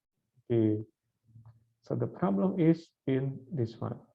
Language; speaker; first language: English; non-native, fluent; Indonesian